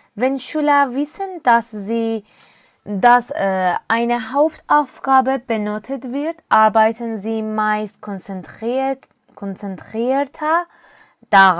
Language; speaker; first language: German; non-native, fluent; Persian